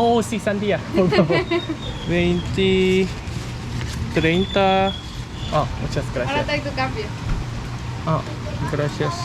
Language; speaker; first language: Spanish; non-native, learner; Korean